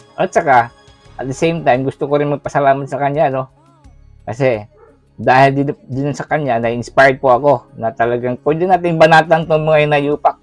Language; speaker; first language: Filipino; non-native, local second language; Cebuano